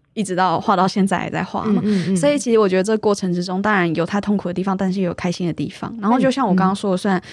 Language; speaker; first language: Chinese; native; Chinese